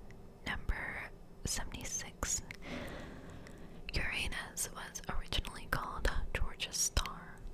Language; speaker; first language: English; native; English